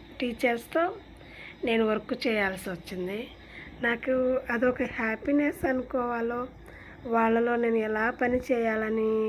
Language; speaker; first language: Telugu; non-native, local second language; Lambadi